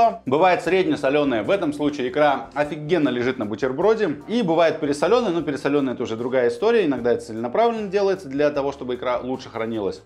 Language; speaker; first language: Russian; native; Russian